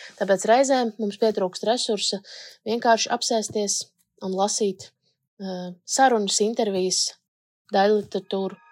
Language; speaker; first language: Latvian; native; Latvian